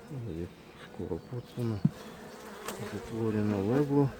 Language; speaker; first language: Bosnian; non-native, learner; Russian